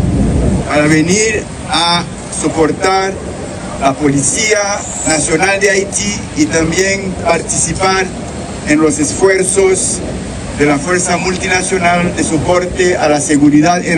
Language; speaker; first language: Spanish; non-native, fluent; Haitian Creole